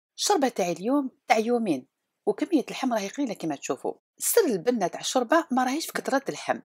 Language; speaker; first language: Arabic; native; Arabic